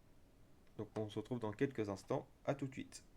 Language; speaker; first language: French; native; French